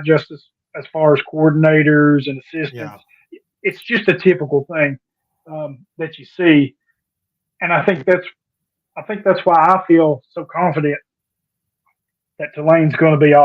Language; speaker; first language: English; native; English